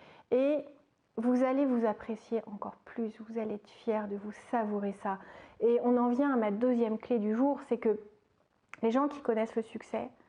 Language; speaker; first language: French; native; French